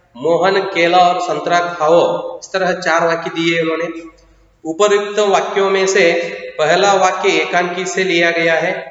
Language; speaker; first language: Hindi; non-native, local second language; Kannada